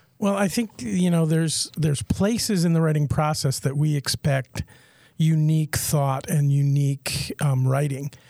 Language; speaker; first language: English; native; English